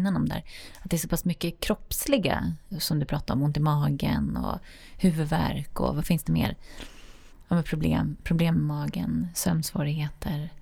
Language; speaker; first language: Swedish; non-native, fluent; Polish